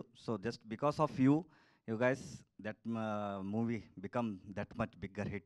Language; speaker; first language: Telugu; non-native, learner; Kannada